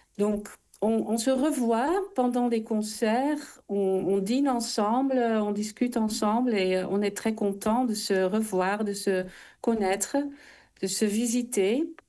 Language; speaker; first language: French; non-native, fluent; Dutch